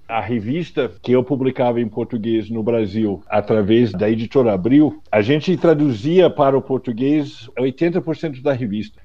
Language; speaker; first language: Portuguese; non-native, fluent; English